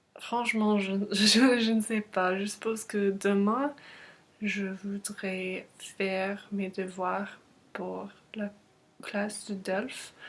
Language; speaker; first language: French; non-native, learner; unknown